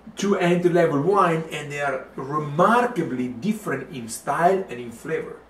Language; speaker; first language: English; non-native, fluent; Italian